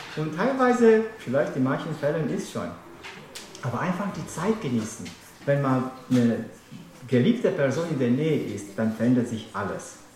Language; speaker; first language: German; non-native, fluent; Romanian